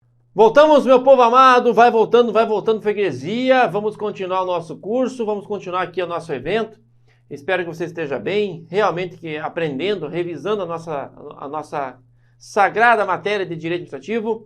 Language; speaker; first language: Portuguese; native; Portuguese